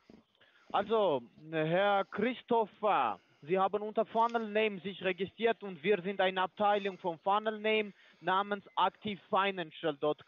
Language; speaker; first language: German; non-native, fluent; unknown